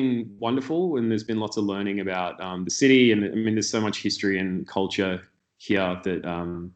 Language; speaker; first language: English; native; English